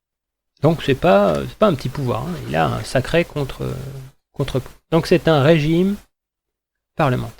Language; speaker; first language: French; native; French